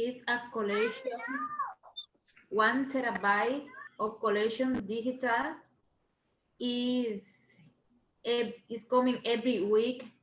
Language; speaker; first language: English; non-native, learner; Spanish